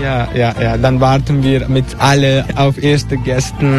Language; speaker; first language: German; non-native, learner; Turkish